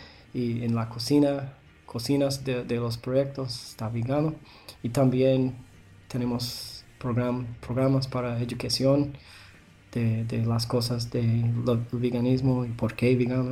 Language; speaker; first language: Spanish; non-native, learner; English